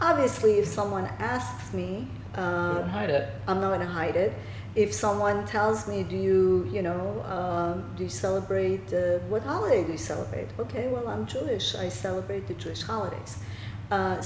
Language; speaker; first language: English; non-native, fluent; Persian